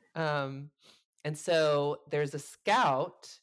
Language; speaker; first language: English; native; English